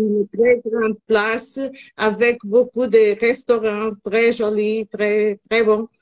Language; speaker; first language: French; non-native, learner; Portuguese